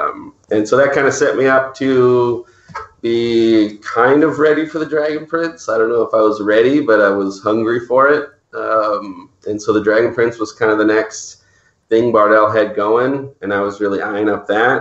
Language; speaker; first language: English; native; English